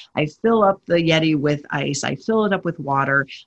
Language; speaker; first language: English; native; English